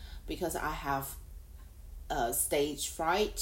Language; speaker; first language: English; non-native, fluent; Chinese